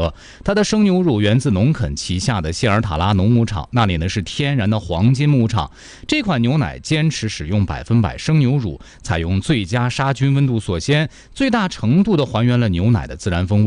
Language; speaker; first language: Chinese; native; Chinese